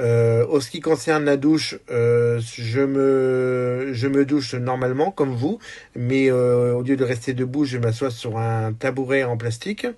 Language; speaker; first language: French; native; French